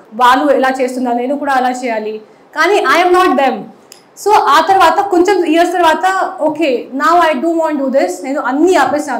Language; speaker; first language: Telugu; non-native, learner; Hindi